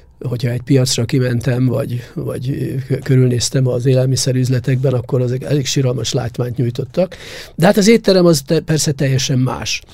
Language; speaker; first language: Hungarian; native; Hungarian